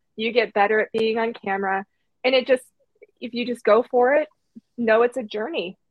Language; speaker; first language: English; native; English